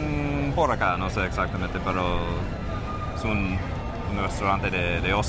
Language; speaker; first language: Spanish; non-native, fluent; English